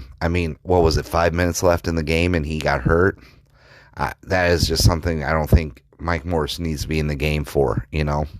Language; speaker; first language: English; native; English